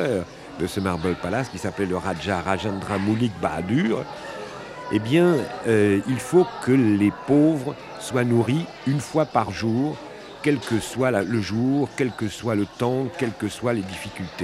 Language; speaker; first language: French; native; French